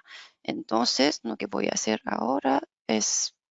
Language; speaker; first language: Spanish; non-native, fluent; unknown